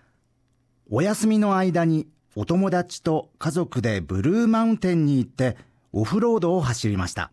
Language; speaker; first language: Japanese; native; Japanese